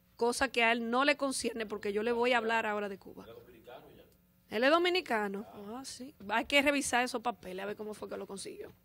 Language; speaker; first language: Spanish; native; Spanish